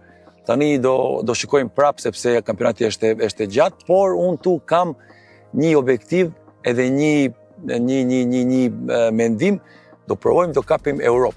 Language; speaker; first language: Albanian; non-native, learner; Serbian